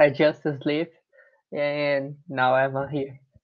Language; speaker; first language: English; non-native, learner; Portuguese